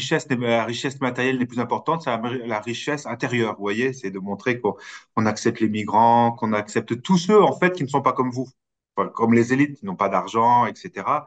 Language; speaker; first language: French; native; French